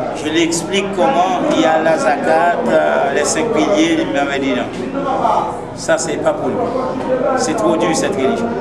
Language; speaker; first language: French; non-native, local second language; Haitian Creole